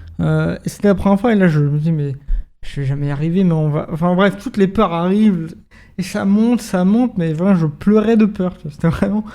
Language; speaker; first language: French; native; French